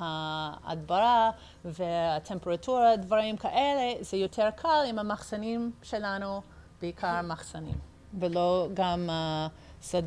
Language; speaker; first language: Hebrew; early bilingual, heritage; English